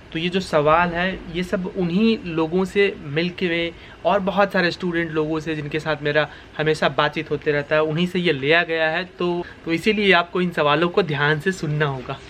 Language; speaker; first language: Hindi; native; Hindi